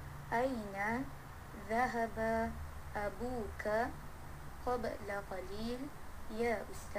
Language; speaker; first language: Arabic; non-native, learner; Malay